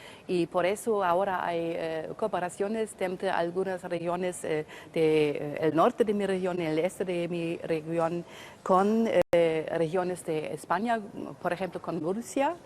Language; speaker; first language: Spanish; non-native, fluent; German